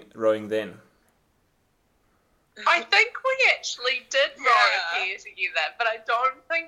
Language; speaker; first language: English; native; English